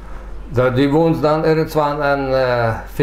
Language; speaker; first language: German; non-native, local second language; Plautdietsch